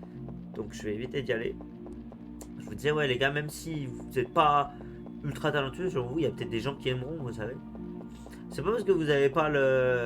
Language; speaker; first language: French; native; French